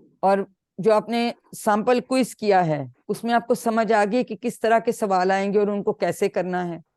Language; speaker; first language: Urdu; native; Urdu